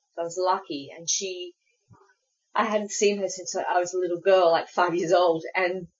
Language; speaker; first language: English; early bilingual, other home language; Spanish